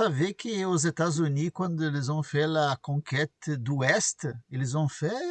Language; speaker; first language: French; non-native, learner; Portuguese